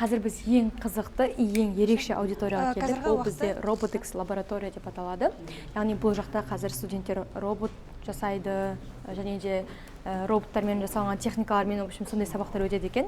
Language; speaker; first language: Kazakh; native; Kazakh